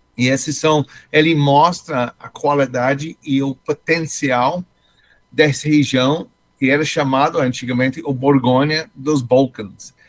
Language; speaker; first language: Portuguese; non-native, fluent; English